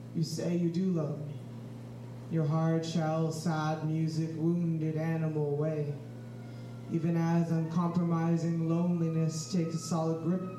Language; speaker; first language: English; native; English